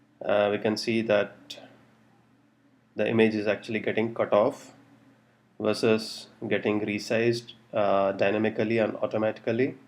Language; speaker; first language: English; non-native, local second language; Telugu